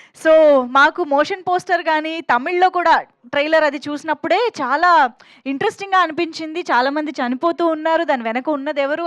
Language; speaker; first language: Telugu; native; Telugu